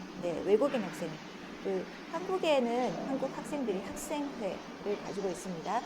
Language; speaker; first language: Korean; native; Korean